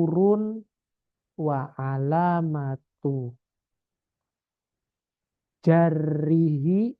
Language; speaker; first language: Arabic; non-native, fluent; Indonesian